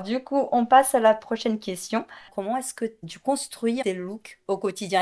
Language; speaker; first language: French; non-native, fluent; Portuguese